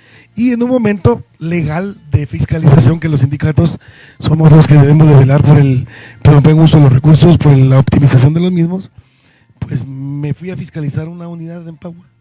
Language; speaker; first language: Spanish; native; Spanish